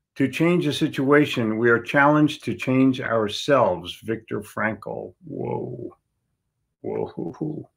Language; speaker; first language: English; native; English